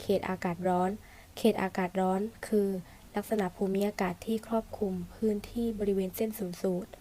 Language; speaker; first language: Thai; native; Thai